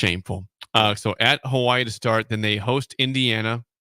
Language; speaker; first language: English; native; English